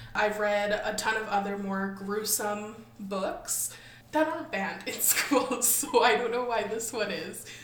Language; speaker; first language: English; native; English